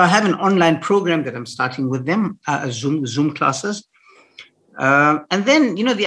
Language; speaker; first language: English; native; English